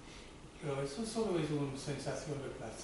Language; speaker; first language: Spanish; non-native, fluent; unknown